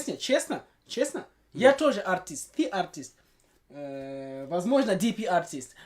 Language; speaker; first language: Russian; non-native, learner; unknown